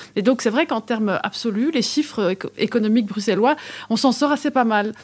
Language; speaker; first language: French; native; French